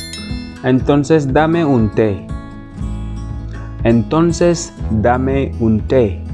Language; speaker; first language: Spanish; non-native, fluent; Wolof